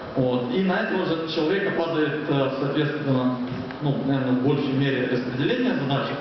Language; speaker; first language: Russian; native; Russian